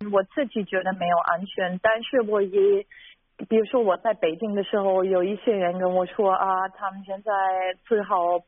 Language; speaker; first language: Chinese; non-native, fluent; German